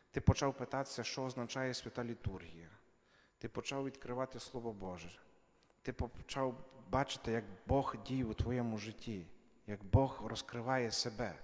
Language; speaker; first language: Ukrainian; native; Ukrainian